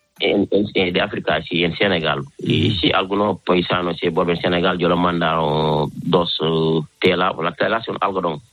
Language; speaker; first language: Spanish; non-native, learner; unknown